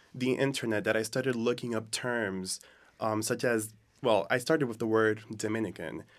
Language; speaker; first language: English; native; English